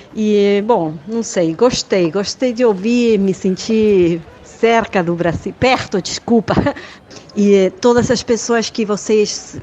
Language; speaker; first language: Portuguese; non-native, fluent; Spanish